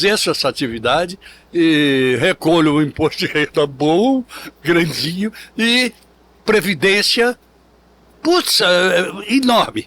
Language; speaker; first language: Portuguese; native; Portuguese